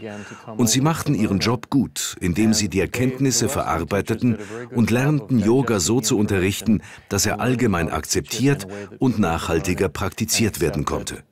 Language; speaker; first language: German; native; German